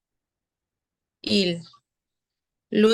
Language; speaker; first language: French; non-native, learner; Spanish